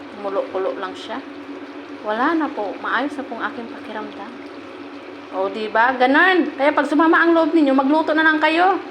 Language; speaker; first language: Filipino; non-native, local second language; Hiligaynon